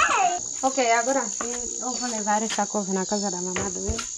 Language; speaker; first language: Portuguese; non-native, local second language; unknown